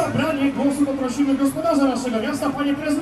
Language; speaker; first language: Polish; native; Polish